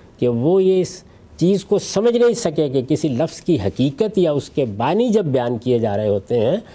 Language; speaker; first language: Urdu; non-native, local second language; Punjabi